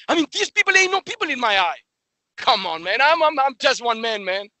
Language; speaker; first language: English; non-native, learner; Albanian